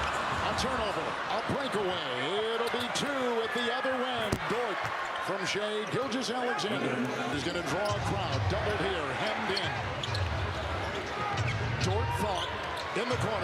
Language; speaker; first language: English; native; English